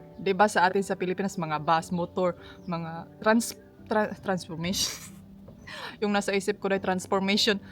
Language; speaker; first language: Filipino; non-native, local second language; Cebuano